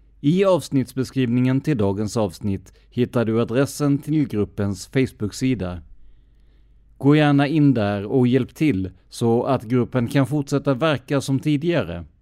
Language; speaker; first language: Swedish; native; Swedish